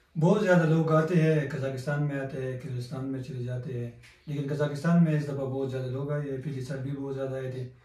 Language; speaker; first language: Urdu; non-native, local second language; Pashto